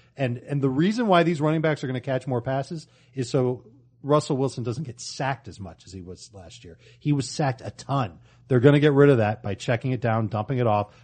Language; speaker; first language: English; native; English